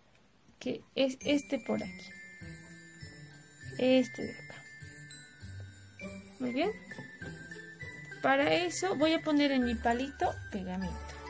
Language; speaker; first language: Spanish; native; Spanish